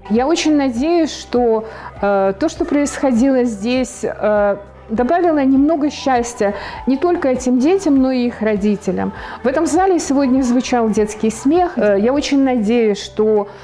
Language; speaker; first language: Ukrainian; non-native, local second language; Russian